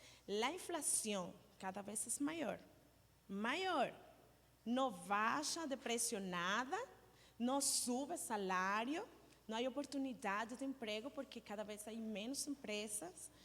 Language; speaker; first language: Portuguese; non-native, learner; Spanish